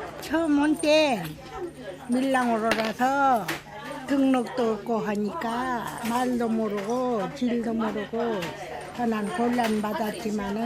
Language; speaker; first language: Korean; non-native, local second language; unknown